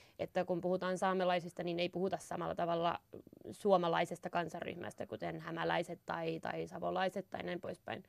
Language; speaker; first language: Finnish; native; Finnish